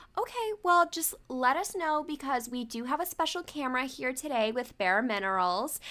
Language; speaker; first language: English; early bilingual, other home language; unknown